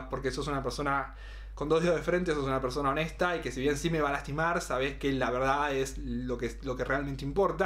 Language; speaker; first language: Spanish; native; Spanish